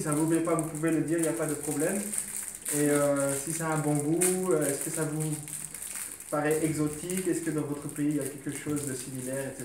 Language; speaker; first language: French; native; French